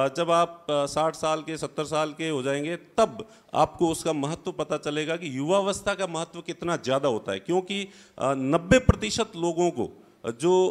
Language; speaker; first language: Hindi; native; Hindi